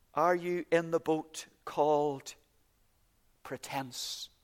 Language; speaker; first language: English; native; English